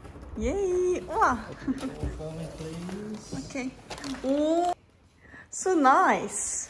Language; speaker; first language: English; non-native, learner; Korean